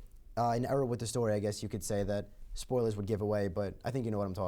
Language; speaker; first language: English; native; English